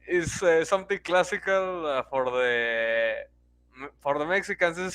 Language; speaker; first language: English; non-native, learner; Spanish